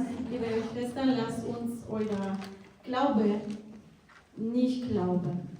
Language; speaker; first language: German; non-native, fluent; Portuguese